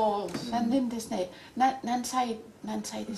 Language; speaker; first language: Japanese; non-native, learner; French